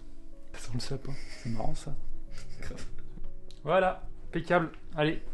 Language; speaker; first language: French; native; French